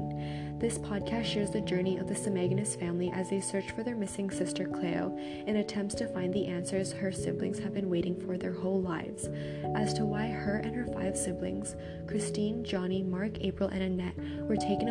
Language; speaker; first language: English; native; English